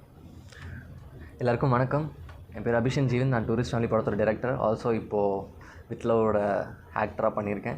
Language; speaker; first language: Tamil; native; Tamil